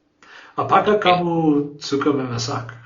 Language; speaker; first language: Indonesian; non-native, learner; English